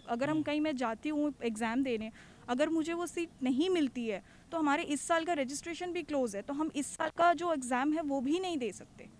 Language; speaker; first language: Hindi; native; Hindi